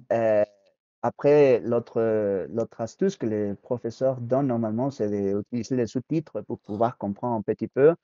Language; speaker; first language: French; non-native, fluent; Spanish